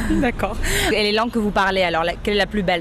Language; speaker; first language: French; native; French